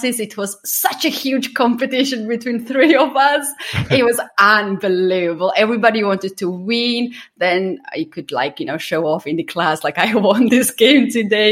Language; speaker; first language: English; non-native, fluent; Georgian